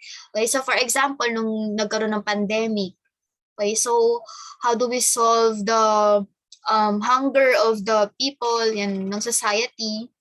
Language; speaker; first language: Filipino; native; Filipino